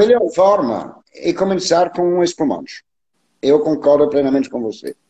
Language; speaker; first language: Portuguese; non-native, learner; French